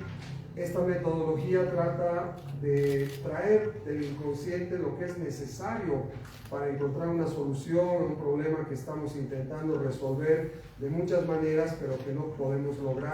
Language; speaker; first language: Spanish; native; Spanish